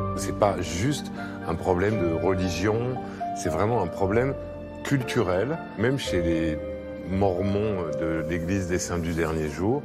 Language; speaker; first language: French; native; French